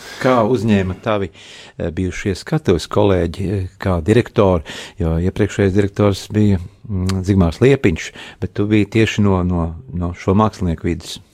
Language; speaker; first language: Latvian; native; Latvian